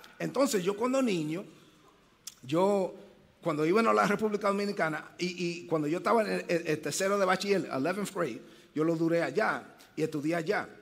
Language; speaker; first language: Spanish; early bilingual, heritage; Spanish